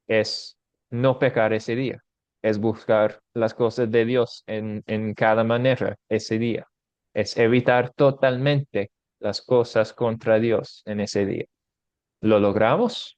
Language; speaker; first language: Spanish; non-native, fluent; English